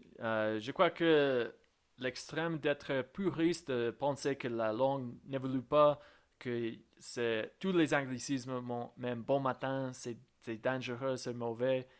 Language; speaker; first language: French; non-native, fluent; English